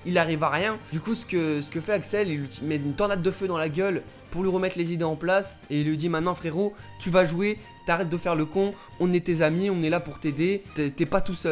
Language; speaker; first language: French; native; French